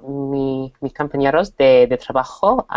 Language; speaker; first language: Spanish; non-native, learner; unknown